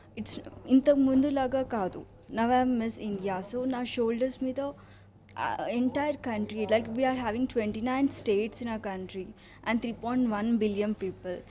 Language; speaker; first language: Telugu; native; Telugu